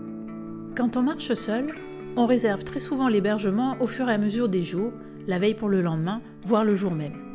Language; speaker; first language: French; native; French